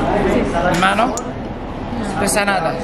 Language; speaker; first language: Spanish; non-native, learner; Arabic